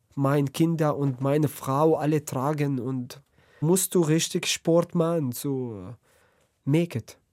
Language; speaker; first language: German; non-native, learner; Arabic